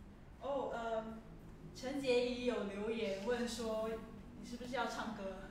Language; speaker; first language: Chinese; native; Chinese